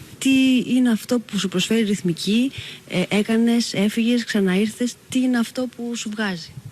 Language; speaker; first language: Greek; native; Greek